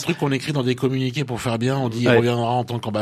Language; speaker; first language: French; native; French